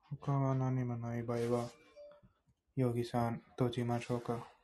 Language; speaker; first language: Japanese; non-native, fluent; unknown